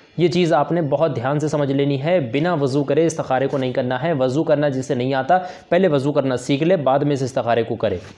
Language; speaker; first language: Urdu; native; Urdu